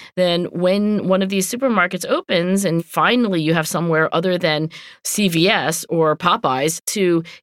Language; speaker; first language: English; native; English